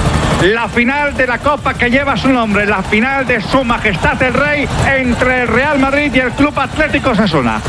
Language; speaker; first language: Spanish; native; Spanish